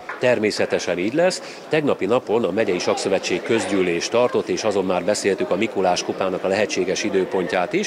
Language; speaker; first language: Hungarian; native; Hungarian